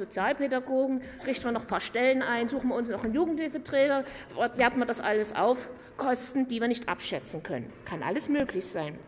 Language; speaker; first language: German; native; German